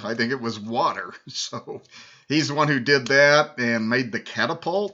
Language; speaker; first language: English; native; English